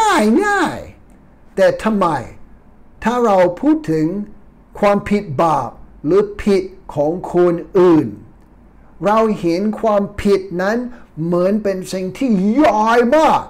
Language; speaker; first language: Thai; non-native, fluent; English